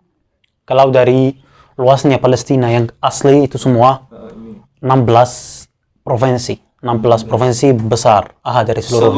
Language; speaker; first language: Indonesian; non-native, fluent; Arabic